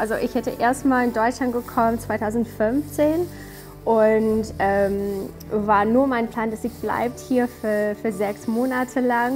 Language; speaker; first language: German; non-native, learner; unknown